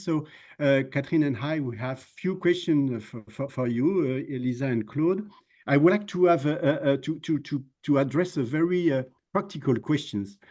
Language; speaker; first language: English; non-native, fluent; French